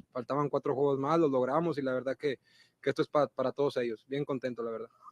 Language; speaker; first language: Spanish; native; Spanish